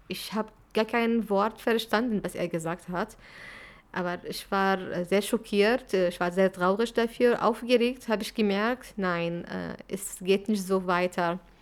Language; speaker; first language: German; non-native, fluent; Arabic